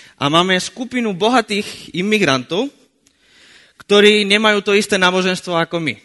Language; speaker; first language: Slovak; non-native, fluent; Spanish